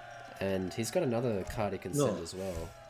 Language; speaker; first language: English; native; English